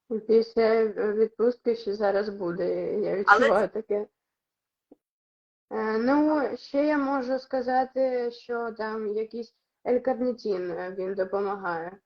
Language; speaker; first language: Ukrainian; non-native, local second language; Russian